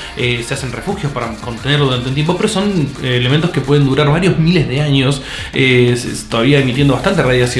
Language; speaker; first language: Spanish; native; Spanish